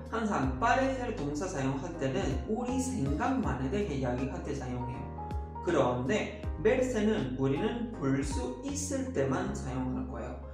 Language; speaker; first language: Korean; non-native, fluent; Spanish